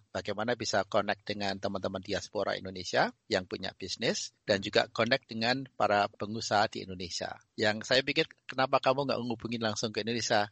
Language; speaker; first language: Indonesian; native; Indonesian